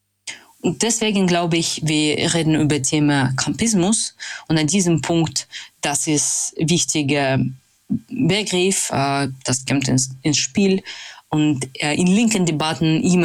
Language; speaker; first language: German; non-native, fluent; Russian